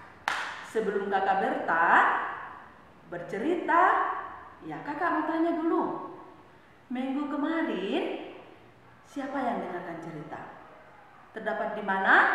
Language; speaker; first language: Indonesian; native; Indonesian